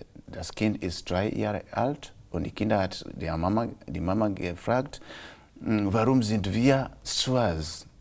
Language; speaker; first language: German; non-native, local second language; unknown